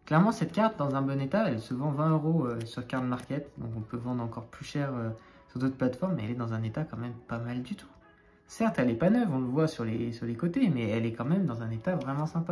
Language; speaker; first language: French; native; French